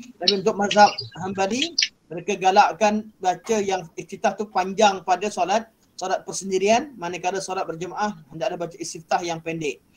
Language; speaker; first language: Malay; native; Malay